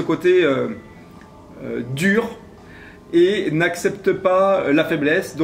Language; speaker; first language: French; native; French